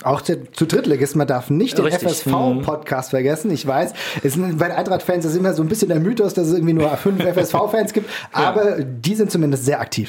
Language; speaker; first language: German; native; German